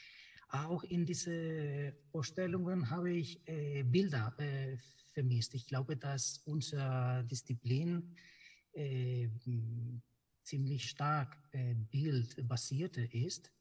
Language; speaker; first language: German; non-native, fluent; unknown